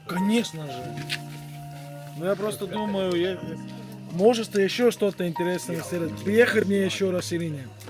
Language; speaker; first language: Russian; non-native, fluent; Estonian